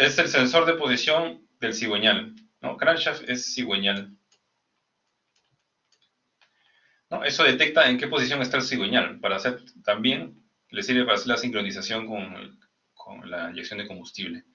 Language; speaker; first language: Spanish; native; Spanish